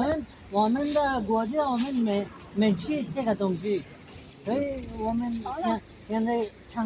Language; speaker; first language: Chinese; non-native, learner; Bangla